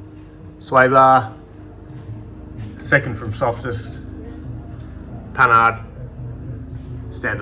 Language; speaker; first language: English; native; English